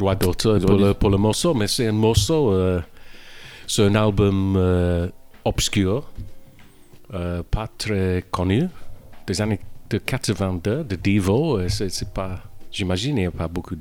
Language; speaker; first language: French; non-native, learner; English